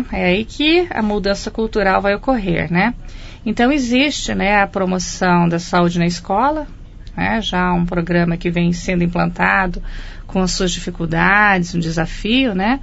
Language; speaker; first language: Portuguese; native; Portuguese